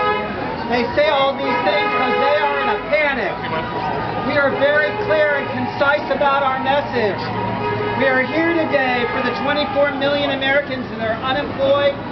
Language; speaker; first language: English; native; English